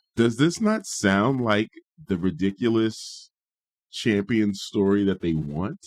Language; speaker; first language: English; native; English